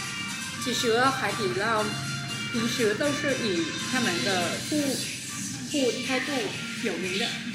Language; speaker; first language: Chinese; non-native, fluent; Vietnamese